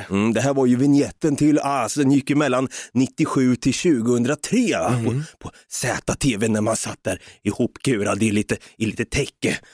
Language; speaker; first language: Swedish; native; Swedish